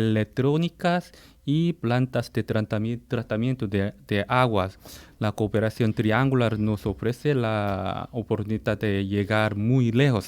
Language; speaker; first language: Spanish; non-native, fluent; Korean